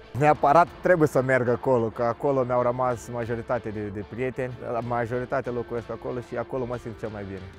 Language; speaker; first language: Romanian; non-native, fluent; Portuguese